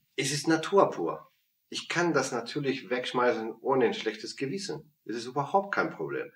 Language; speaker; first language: German; non-native, fluent; Spanish